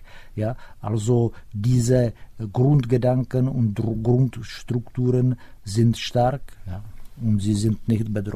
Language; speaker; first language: German; non-native, fluent; Czech